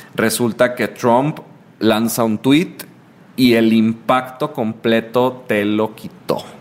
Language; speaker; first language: Spanish; native; Spanish